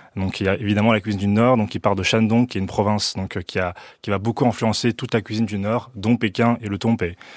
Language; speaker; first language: French; early bilingual, other home language; Chinese